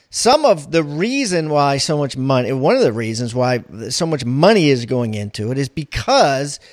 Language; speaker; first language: English; native; English